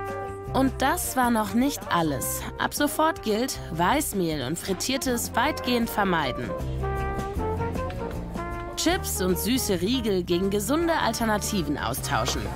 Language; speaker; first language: German; native; German